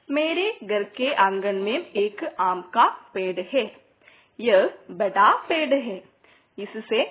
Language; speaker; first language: Hindi; non-native, local second language; Malayalam